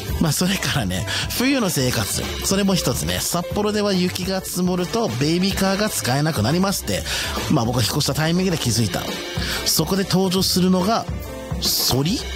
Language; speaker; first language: Japanese; non-native, fluent; English